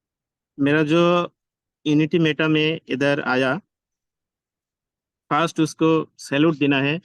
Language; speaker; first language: Hindi; non-native, learner; Bangla